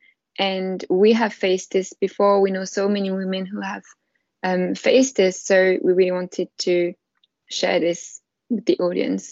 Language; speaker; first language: English; non-native, fluent; French